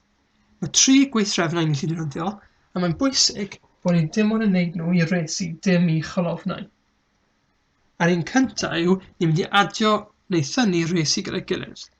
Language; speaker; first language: Welsh; native; Welsh